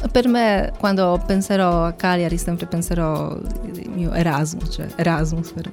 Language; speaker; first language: Italian; non-native, learner; Polish